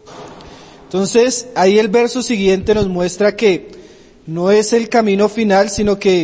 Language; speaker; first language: Spanish; native; Spanish